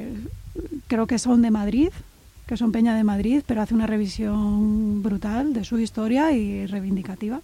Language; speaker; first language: Spanish; native; Spanish